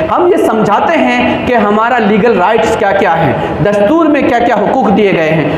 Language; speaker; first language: Urdu; native; Urdu